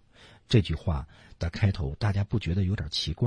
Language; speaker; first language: Chinese; native; Chinese